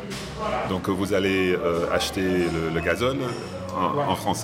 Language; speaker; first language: French; non-native, fluent; English